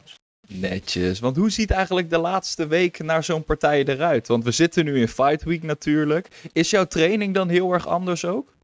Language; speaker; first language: Dutch; native; Dutch